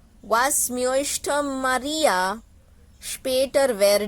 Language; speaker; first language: German; non-native, fluent; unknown